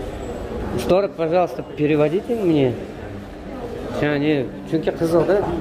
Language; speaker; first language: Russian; non-native, local second language; Uzbek